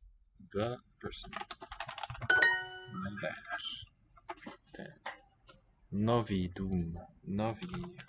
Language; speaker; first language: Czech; non-native, learner; English